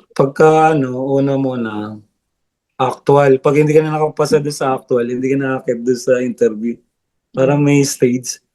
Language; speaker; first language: Filipino; non-native, local second language; Bikol